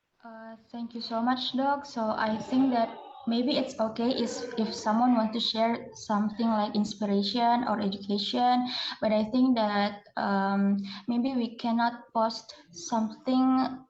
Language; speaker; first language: English; non-native, learner; Indonesian